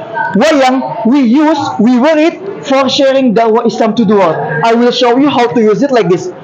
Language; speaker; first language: English; non-native, learner; Indonesian